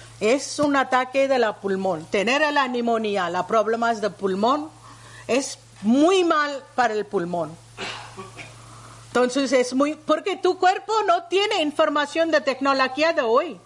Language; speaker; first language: Spanish; non-native, learner; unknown